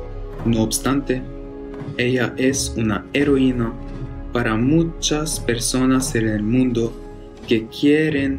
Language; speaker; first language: Spanish; non-native, learner; Arabic